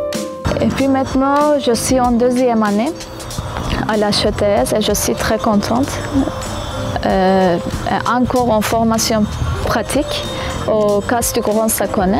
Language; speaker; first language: French; non-native, fluent; Kurdish